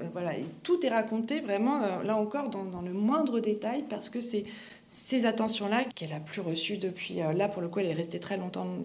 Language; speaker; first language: French; native; French